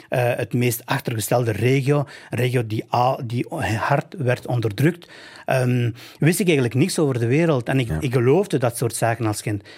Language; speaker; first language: Dutch; non-native, fluent; Albanian